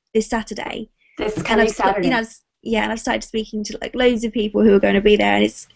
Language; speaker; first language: English; native; English